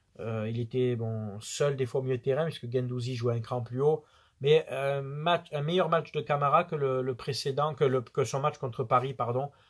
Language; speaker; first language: French; native; French